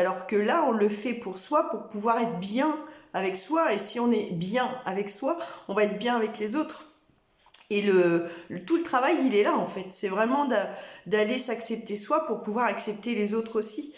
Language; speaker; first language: French; native; French